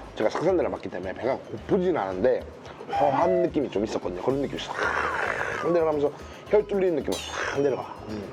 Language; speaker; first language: Korean; native; Korean